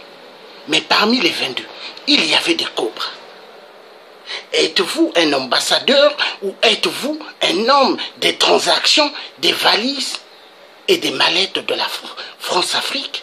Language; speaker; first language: French; non-native, local second language; Kongo